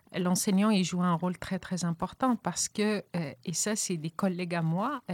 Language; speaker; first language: French; non-native, local second language; Arabic